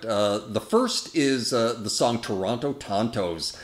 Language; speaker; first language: English; native; English